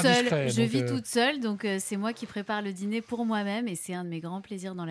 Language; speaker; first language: French; native; French